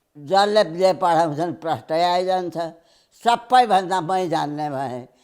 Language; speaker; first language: Nepali; early bilingual, heritage; Nepali